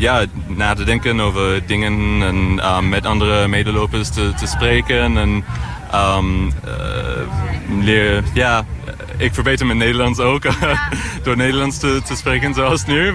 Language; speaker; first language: Dutch; non-native, fluent; English